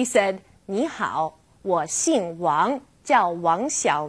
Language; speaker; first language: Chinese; non-native, fluent; English